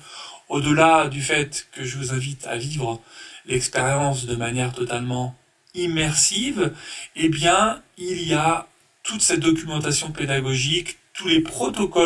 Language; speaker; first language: French; native; French